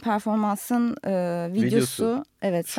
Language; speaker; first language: Turkish; native; Turkish